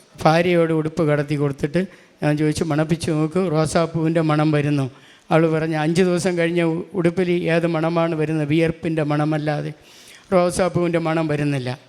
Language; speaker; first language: Malayalam; non-native, local second language; Tamil